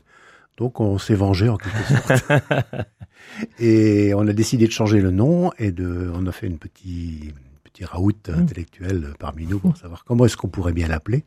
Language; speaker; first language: French; native; French